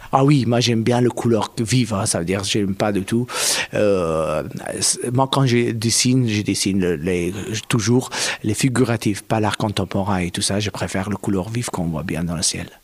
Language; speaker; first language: French; non-native, fluent; Persian